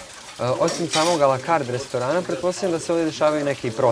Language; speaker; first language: Bosnian; native; Bosnian